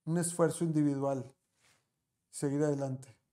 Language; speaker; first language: Spanish; native; Spanish